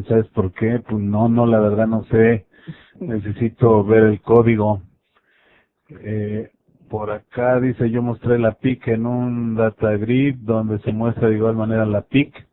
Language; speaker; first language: Spanish; native; Spanish